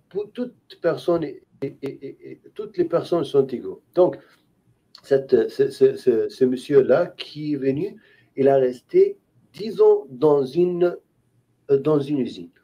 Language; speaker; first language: French; non-native, local second language; Haitian Creole